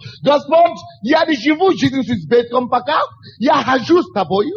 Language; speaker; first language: Russian; non-native, fluent; Yoruba